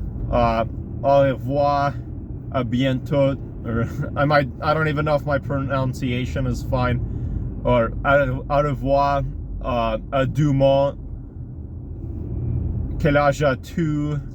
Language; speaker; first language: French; non-native, learner; English